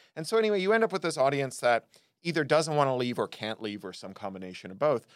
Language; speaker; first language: English; native; English